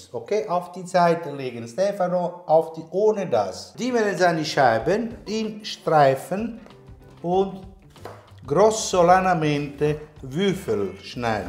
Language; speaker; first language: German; non-native, learner; Italian